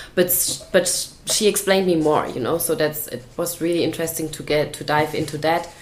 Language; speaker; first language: English; non-native, fluent; German